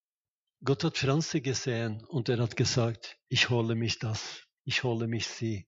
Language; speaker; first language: German; non-native, fluent; Norwegian